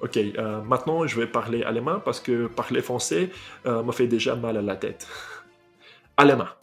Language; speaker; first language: French; non-native, fluent; English